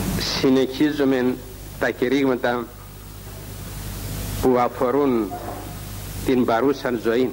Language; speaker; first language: Greek; native; Greek